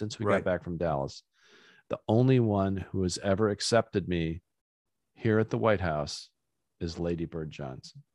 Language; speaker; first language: English; native; English